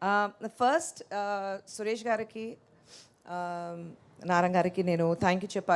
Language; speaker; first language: Telugu; non-native, local second language; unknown